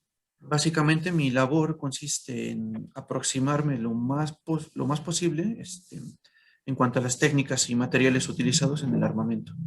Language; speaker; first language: Spanish; native; Spanish